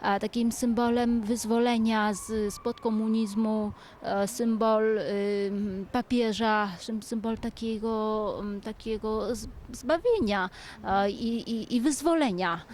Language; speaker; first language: Polish; non-native, fluent; Vietnamese